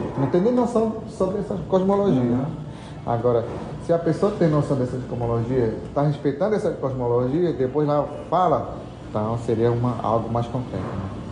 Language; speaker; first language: Portuguese; non-native, local second language; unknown